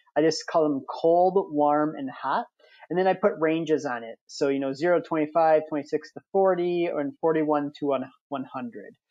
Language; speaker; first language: English; native; English